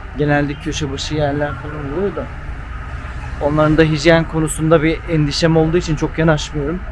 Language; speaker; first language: Turkish; non-native, local second language; Kurdish